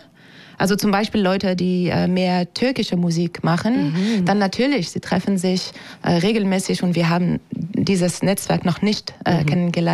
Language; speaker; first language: German; non-native, learner; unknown